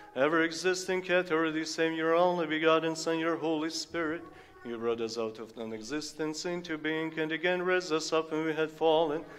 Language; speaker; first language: English; non-native, fluent; Ukrainian